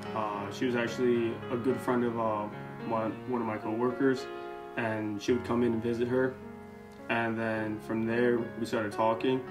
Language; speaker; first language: English; native; English